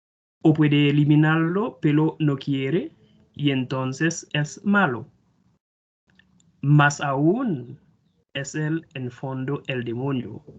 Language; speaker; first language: Spanish; non-native, fluent; Haitian Creole